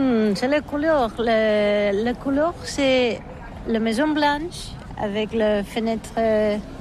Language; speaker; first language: French; non-native, learner; Catalan